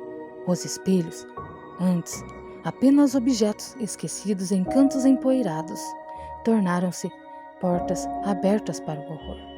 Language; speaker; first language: Portuguese; native; Portuguese